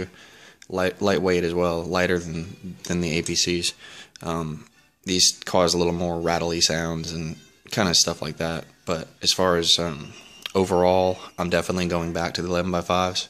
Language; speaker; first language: English; native; English